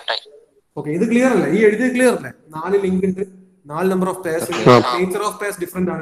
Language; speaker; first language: English; non-native, local second language; Malayalam